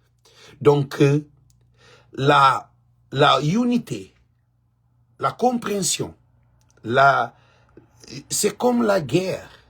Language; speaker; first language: French; non-native, learner; Portuguese